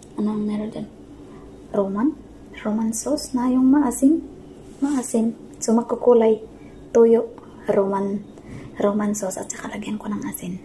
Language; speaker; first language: Filipino; non-native, local second language; Cebuano